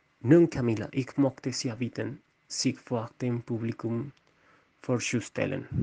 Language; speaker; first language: German; non-native, learner; Spanish